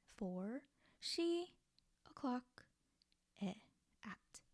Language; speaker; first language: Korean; non-native, learner; English